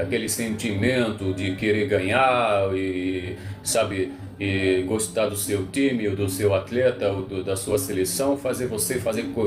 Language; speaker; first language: Portuguese; non-native, local second language; Arabic